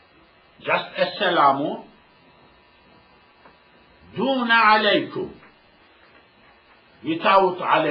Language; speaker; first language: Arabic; non-native, fluent; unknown